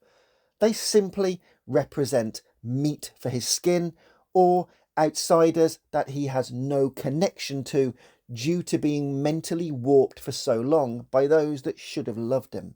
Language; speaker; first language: English; native; English